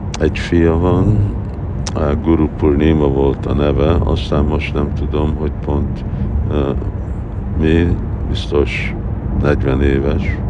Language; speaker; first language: Hungarian; early bilingual, heritage; Hungarian